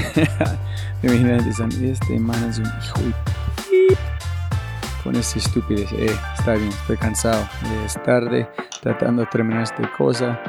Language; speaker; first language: Spanish; non-native, fluent; English